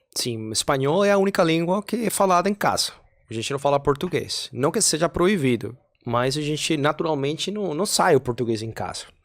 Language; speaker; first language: Portuguese; non-native, fluent; Spanish